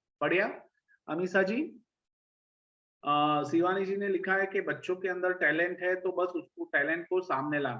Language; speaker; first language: Hindi; native; Hindi